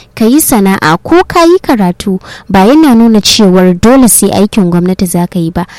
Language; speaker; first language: Hausa; native; Hausa